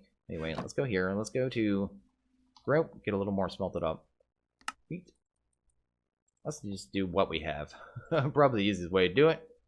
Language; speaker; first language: English; native; English